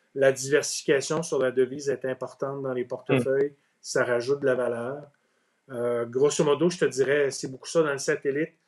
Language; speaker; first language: French; native; French